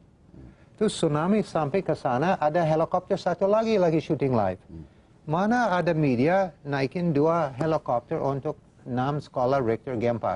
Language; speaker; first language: Indonesian; non-native, fluent; English